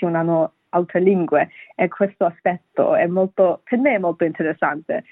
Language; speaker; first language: Italian; non-native, fluent; Bangla